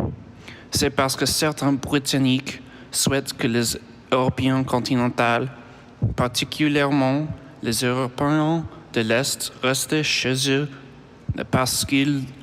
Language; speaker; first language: French; non-native, learner; English